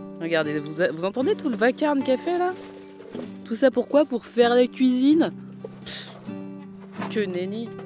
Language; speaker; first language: French; native; French